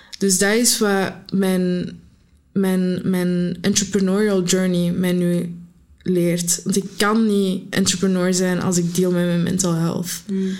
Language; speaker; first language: Dutch; early bilingual, other home language; Arabic